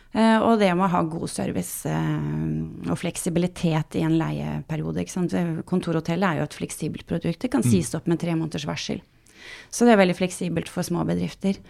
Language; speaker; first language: Norwegian; native; Norwegian